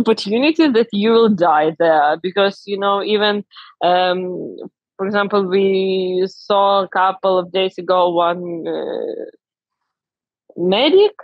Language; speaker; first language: English; non-native, learner; Ukrainian